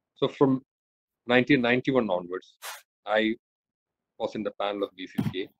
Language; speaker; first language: English; non-native, local second language; Malayalam